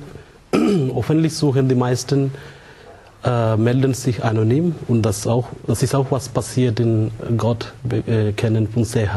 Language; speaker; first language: German; non-native, fluent; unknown